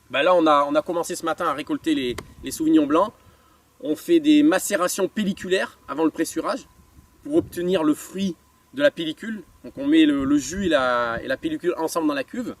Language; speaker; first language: French; native; French